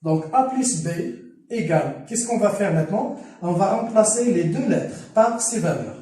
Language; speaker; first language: French; non-native, local second language; Arabic